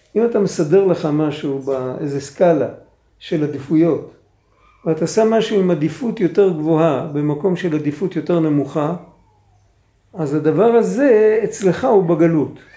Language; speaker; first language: Hebrew; non-native, fluent; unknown